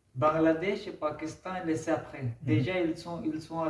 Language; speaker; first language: French; non-native, learner; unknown